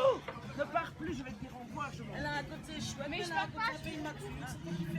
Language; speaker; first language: French; native; French